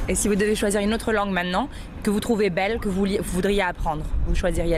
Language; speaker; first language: French; native; French